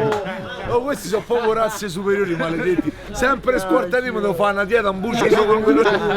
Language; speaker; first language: Italian; native; Italian